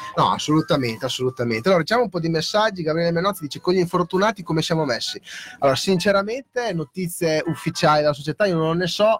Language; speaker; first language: Italian; native; Italian